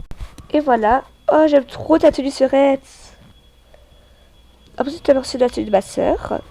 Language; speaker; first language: French; native; French